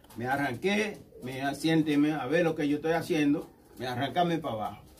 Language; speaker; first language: Spanish; non-native, learner; Haitian Creole